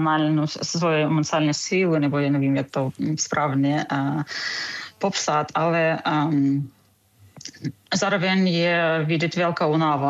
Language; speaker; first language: Czech; non-native, fluent; Ukrainian